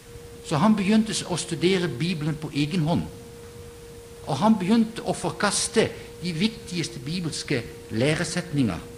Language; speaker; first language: Norwegian; non-native, fluent; Dutch